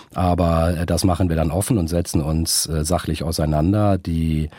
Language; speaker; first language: German; native; German